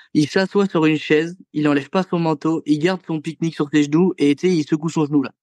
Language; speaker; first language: French; native; French